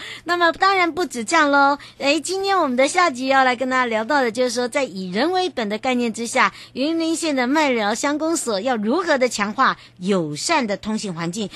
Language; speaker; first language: Chinese; native; Chinese